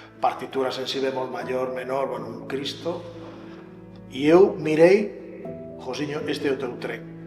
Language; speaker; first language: Galician; non-native, local second language; Spanish